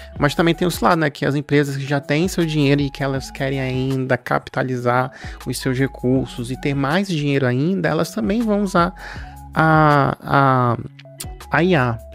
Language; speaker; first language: Portuguese; native; Portuguese